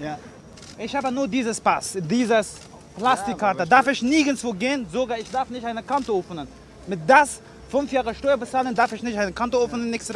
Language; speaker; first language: German; non-native, learner; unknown